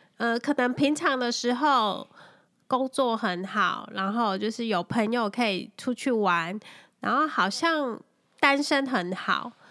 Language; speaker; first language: Chinese; native; Chinese